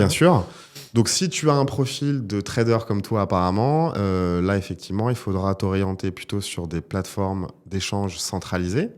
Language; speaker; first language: French; native; French